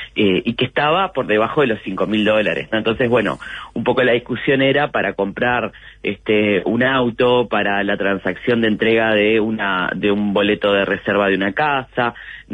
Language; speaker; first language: Spanish; native; Spanish